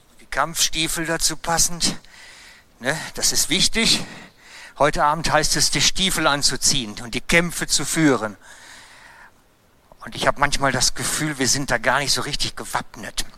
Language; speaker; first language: German; native; German